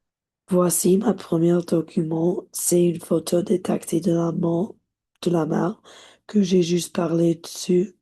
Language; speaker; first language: French; non-native, learner; English